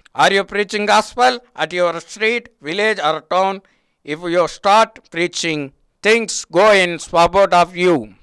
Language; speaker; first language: English; non-native, local second language; Telugu